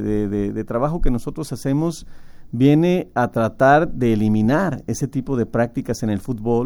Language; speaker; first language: Spanish; native; Spanish